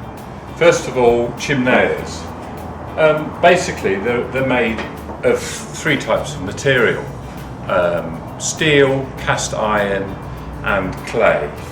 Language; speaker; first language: English; native; English